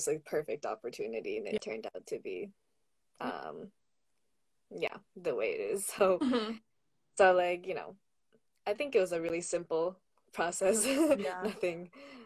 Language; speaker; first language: English; native; English